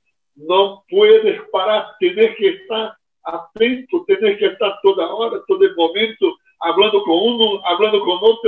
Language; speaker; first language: Spanish; non-native, fluent; Portuguese